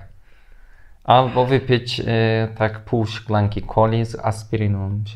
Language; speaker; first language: Polish; non-native, fluent; Turkish